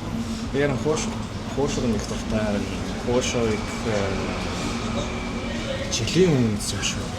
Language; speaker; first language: Mongolian; non-native, fluent; Korean